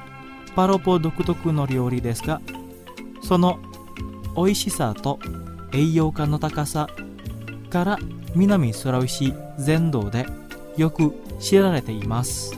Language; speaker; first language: Japanese; non-native, fluent; Indonesian